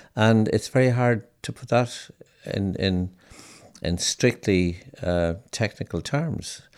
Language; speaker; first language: English; native; English